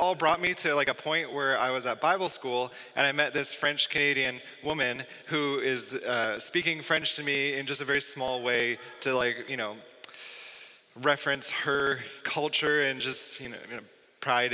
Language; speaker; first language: English; native; English